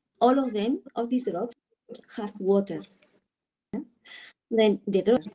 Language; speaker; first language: English; non-native, learner; Spanish